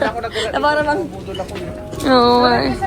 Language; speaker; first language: Filipino; native; Filipino